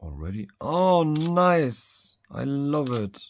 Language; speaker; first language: English; non-native, learner; German